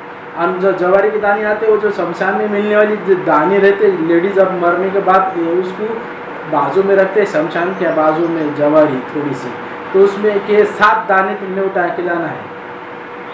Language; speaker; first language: Hindi; non-native, local second language; Marathi